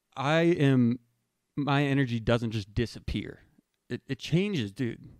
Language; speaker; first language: English; native; English